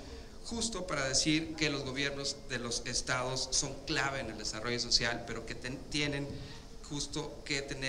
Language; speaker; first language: Spanish; native; Spanish